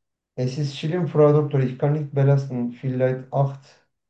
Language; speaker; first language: German; non-native, learner; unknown